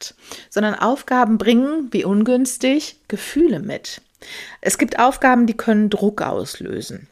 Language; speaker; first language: German; native; German